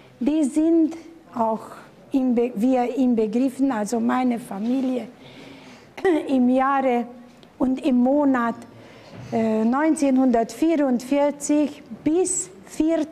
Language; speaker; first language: German; native; German